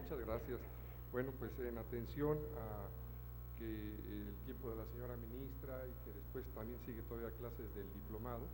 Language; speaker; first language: Spanish; native; Spanish